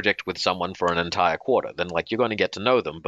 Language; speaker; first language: English; native; English